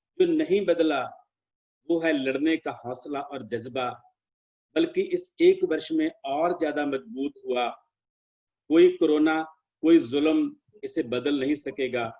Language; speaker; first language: Hindi; non-native, local second language; Punjabi